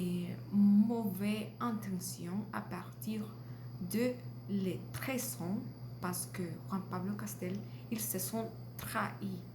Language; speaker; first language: French; non-native, learner; Spanish